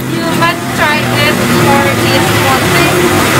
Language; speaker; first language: English; non-native, learner; Indonesian